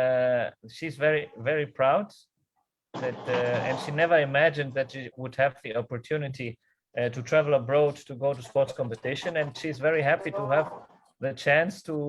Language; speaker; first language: English; non-native, fluent; Greek